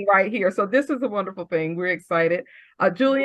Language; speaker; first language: English; native; English